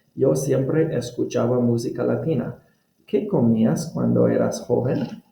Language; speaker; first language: Spanish; non-native, fluent; English